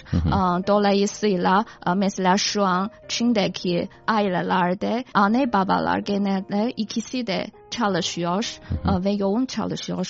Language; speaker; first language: Turkish; non-native, fluent; Chinese